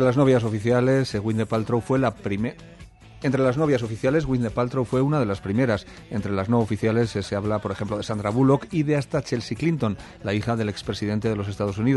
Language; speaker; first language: Spanish; native; Spanish